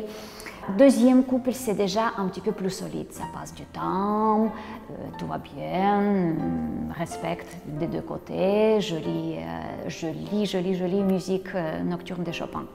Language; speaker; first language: French; non-native, learner; Russian